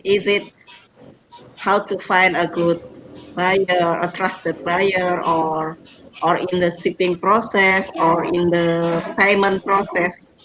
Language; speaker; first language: English; non-native, learner; Indonesian